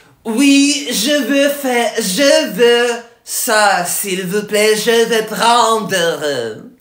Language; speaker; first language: French; non-native, learner; English